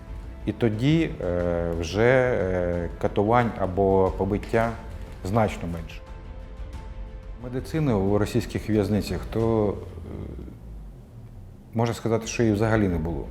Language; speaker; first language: Ukrainian; non-native, local second language; Russian